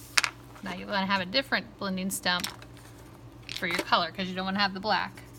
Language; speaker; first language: English; native; English